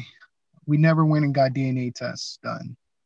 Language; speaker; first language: English; native; English